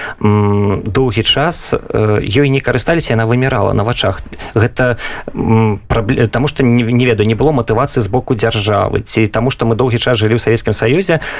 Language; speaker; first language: Belarusian; non-native, local second language; Russian